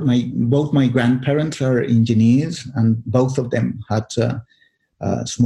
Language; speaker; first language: English; non-native, fluent; Spanish